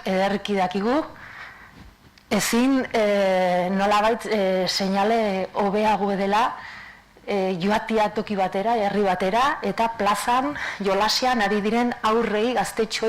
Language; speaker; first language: Basque; native; Basque